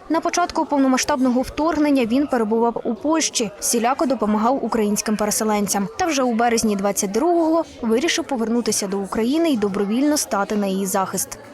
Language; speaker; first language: Ukrainian; native; Ukrainian